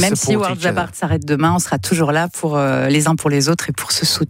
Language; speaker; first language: French; native; French